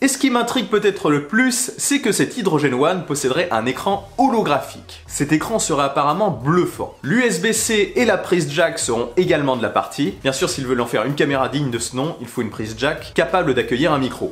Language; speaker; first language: French; native; French